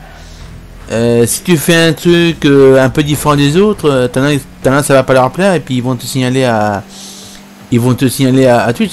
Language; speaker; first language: French; native; French